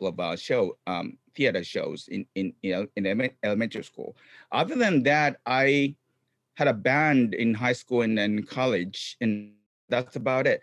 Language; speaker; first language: English; non-native, fluent; Japanese